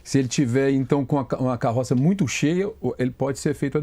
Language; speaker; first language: Portuguese; native; Portuguese